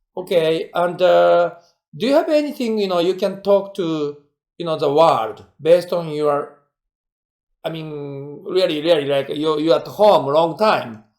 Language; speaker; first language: English; non-native, fluent; Japanese